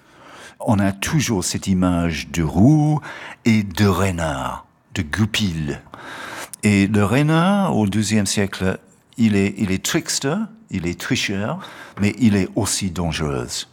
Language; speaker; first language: French; non-native, fluent; English